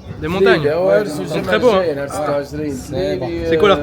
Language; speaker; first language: French; native; French